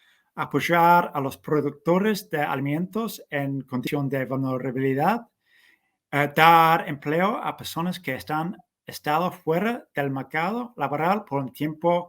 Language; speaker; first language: Spanish; non-native, fluent; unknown